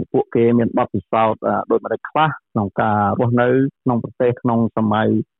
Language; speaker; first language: Khmer; native; Khmer